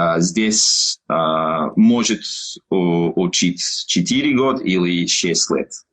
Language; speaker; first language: Russian; non-native, learner; English